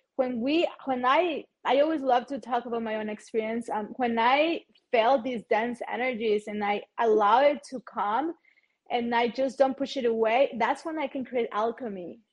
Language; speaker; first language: English; non-native, fluent; Spanish